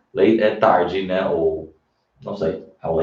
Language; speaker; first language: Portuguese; non-native, fluent; English